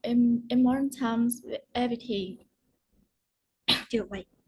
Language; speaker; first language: English; non-native, learner; Vietnamese